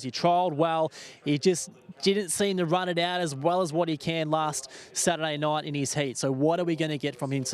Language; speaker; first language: English; native; English